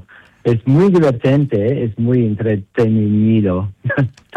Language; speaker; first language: Spanish; non-native, learner; English